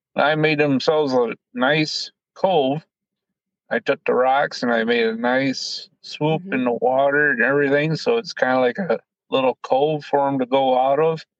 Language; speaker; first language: English; native; English